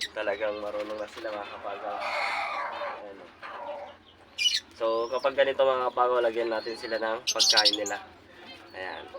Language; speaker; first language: Filipino; native; Filipino